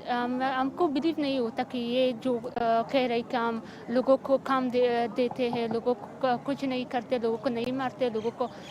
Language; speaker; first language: Hindi; non-native, learner; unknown